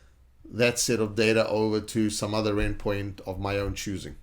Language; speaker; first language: English; native; English